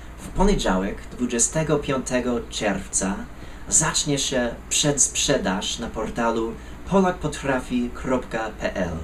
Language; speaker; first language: Polish; non-native, fluent; English